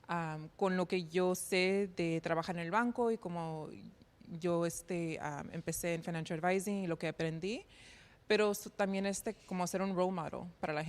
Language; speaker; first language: Spanish; early bilingual, heritage; Spanish